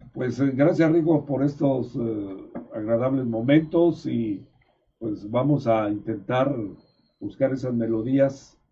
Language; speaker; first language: Spanish; native; Spanish